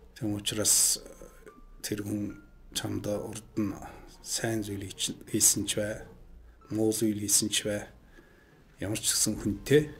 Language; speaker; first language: Mongolian; non-native, local second language; Kazakh